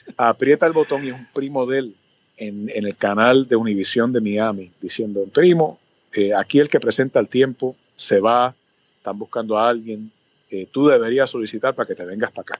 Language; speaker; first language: Spanish; early bilingual, other home language; English